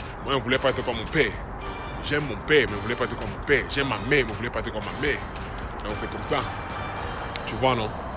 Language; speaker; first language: French; native; French